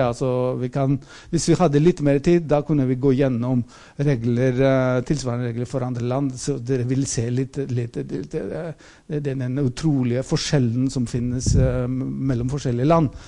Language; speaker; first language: Norwegian; non-native, fluent; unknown